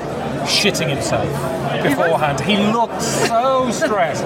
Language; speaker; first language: English; native; English